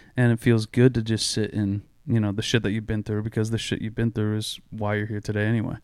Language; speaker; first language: English; native; English